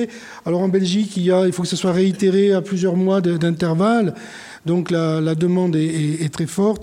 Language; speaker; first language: French; native; French